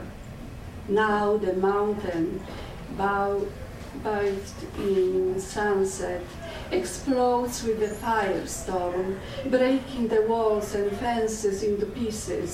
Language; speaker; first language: English; non-native, fluent; Polish